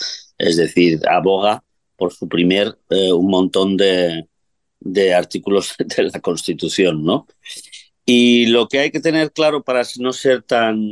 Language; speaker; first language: Spanish; native; Spanish